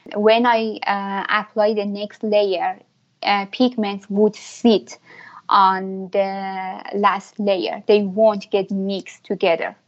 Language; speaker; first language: English; non-native, fluent; Persian